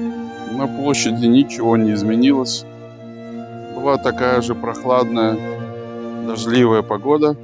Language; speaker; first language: Russian; native; Russian